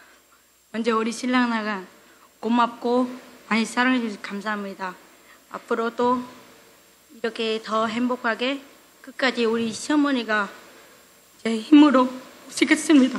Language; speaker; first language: Korean; non-native, learner; Vietnamese